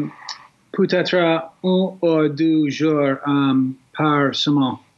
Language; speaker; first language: French; non-native, learner; English